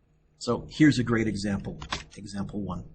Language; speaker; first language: English; native; English